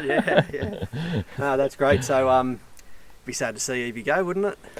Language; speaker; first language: English; native; English